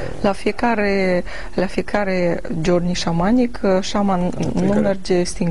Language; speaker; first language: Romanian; non-native, learner; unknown